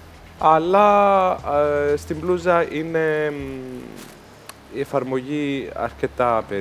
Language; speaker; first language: Greek; native; Greek